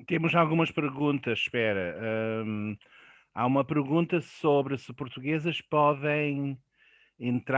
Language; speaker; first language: Portuguese; non-native, fluent; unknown